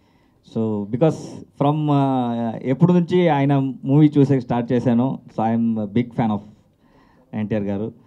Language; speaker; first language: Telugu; non-native, learner; Kannada